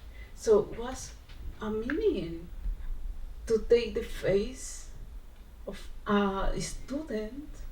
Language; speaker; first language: English; non-native, learner; Spanish